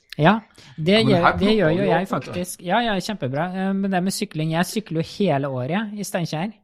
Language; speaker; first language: Norwegian; native; Norwegian